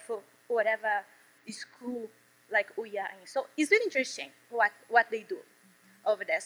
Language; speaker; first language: English; non-native, learner; Portuguese